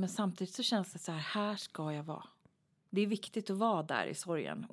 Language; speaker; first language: Swedish; native; Swedish